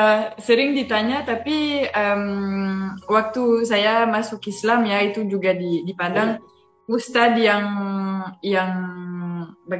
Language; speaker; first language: Indonesian; non-native, fluent; French